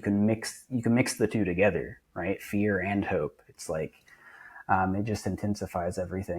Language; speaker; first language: English; native; English